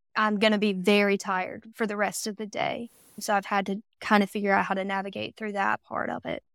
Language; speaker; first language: English; native; English